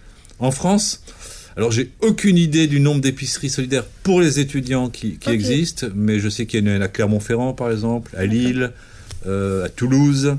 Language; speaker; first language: French; native; French